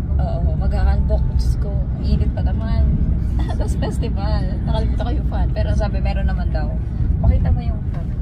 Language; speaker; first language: Filipino; native; Filipino